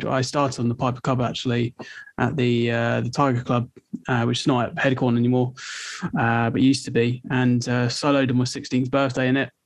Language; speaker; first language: English; native; English